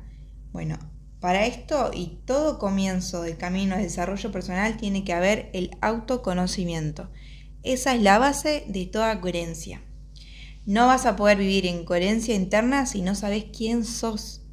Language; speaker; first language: Spanish; native; Spanish